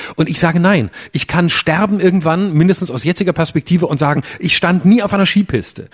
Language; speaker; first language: German; native; German